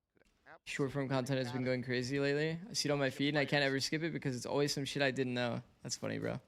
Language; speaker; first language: English; native; English